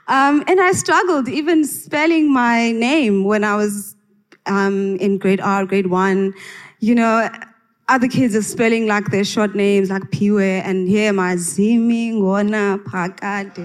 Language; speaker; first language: English; non-native, local second language; Xhosa